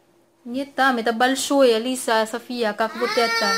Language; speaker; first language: Russian; non-native, learner; Filipino